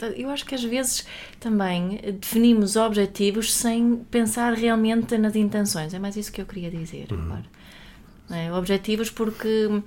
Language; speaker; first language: Portuguese; non-native, fluent; English